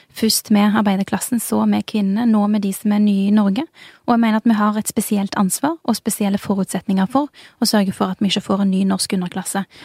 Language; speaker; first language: Norwegian; early bilingual, other home language; Urdu